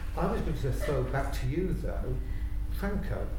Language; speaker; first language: English; native; English